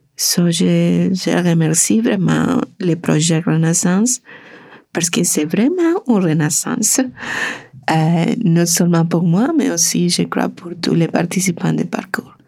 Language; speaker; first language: French; non-native, learner; Spanish